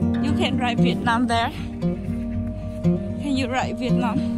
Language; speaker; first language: English; non-native, learner; Vietnamese